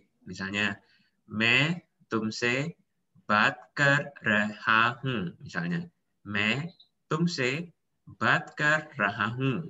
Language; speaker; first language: Hindi; non-native, fluent; Indonesian